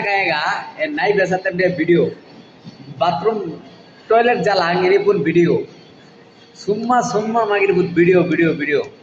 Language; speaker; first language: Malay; non-native, learner; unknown